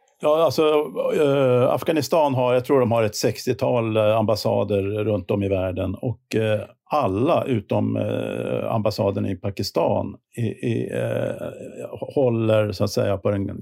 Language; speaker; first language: Swedish; native; Swedish